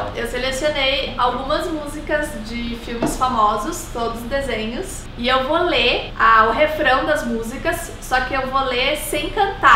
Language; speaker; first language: Portuguese; non-native, fluent; English